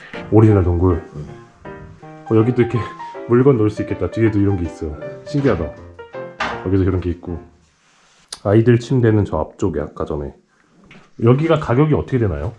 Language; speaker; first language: Korean; native; Korean